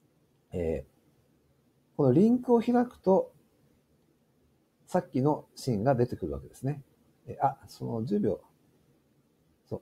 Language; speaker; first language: Japanese; native; Japanese